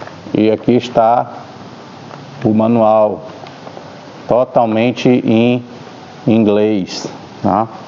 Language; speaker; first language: Portuguese; native; Portuguese